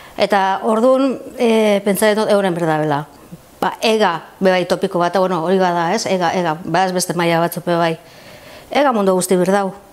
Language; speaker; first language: Basque; native; Basque